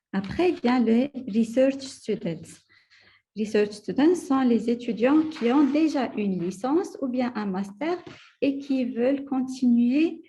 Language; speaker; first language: French; non-native, local second language; Arabic